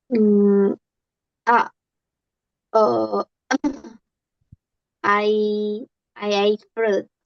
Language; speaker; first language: English; non-native, learner; Korean